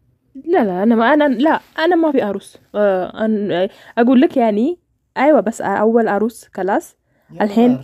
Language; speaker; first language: Arabic; non-native, learner; Oromo